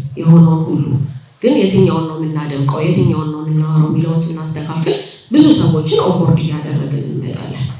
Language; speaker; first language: Amharic; native; Amharic